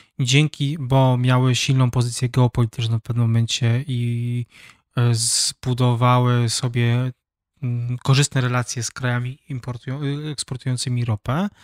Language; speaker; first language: Polish; native; Polish